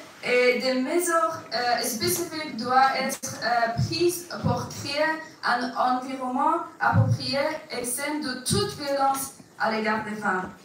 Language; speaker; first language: French; non-native, fluent; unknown